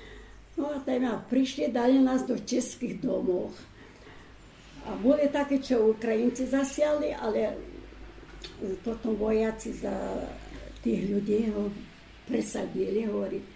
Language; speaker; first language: Slovak; non-native, learner; Ukrainian